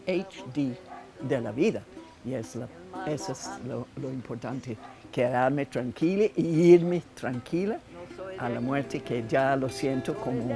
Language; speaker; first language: Spanish; non-native, fluent; English